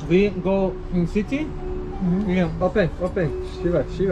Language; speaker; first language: English; non-native, learner; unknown